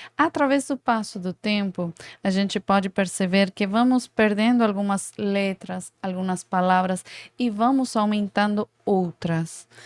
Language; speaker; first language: Portuguese; non-native, fluent; Spanish